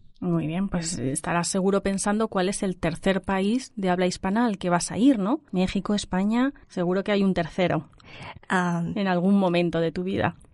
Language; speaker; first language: Spanish; native; Spanish